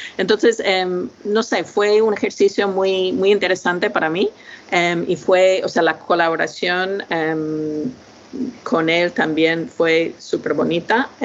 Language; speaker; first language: Spanish; non-native, fluent; English